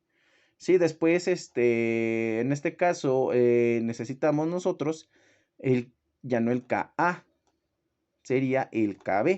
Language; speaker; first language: Spanish; native; Spanish